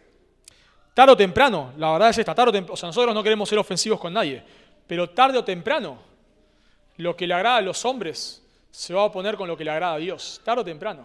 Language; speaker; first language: Spanish; native; Spanish